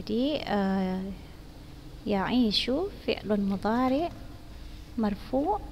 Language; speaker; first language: Arabic; non-native, fluent; Indonesian